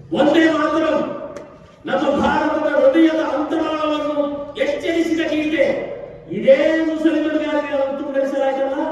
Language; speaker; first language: Kannada; non-native, local second language; Kodava